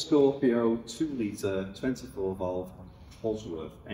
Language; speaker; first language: English; native; English